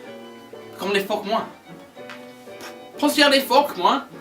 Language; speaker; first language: French; non-native, learner; English